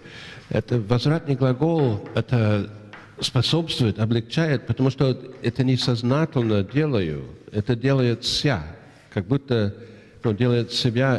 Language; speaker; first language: Russian; non-native, fluent; English